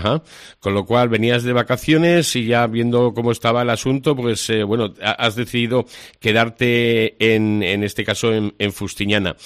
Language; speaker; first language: Spanish; native; Spanish